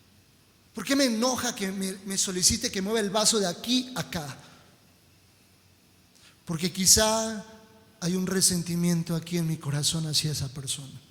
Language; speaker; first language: Spanish; native; Spanish